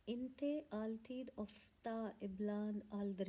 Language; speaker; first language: Swedish; non-native, learner; Hindi